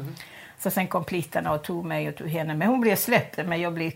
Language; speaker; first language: Swedish; non-native, fluent; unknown